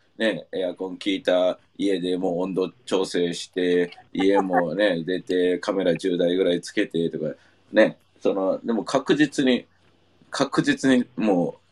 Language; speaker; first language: Japanese; non-native, fluent; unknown